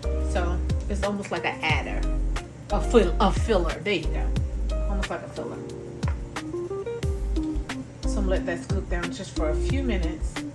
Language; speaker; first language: English; native; English